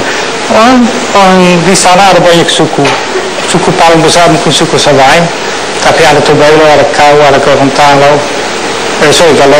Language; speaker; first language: Indonesian; non-native, fluent; Dutch